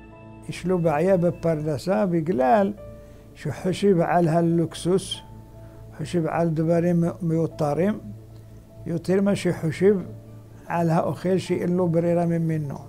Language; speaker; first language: Hebrew; non-native, fluent; Arabic